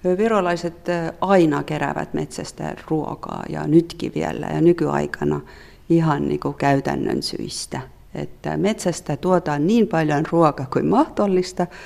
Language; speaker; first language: Finnish; non-native, fluent; Estonian